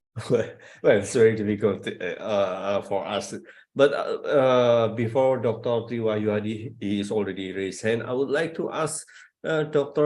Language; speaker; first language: English; non-native, fluent; Indonesian